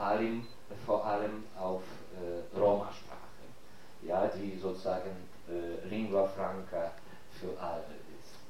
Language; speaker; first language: German; non-native, fluent; Ukrainian